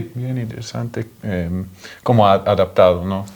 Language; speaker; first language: Spanish; non-native, fluent; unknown